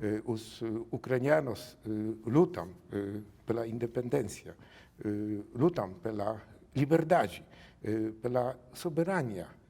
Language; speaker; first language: Portuguese; non-native, learner; Polish